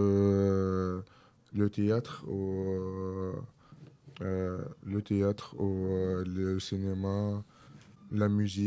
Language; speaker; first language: French; non-native, local second language; Arabic